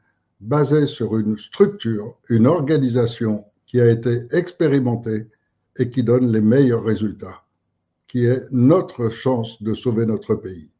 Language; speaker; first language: French; native; French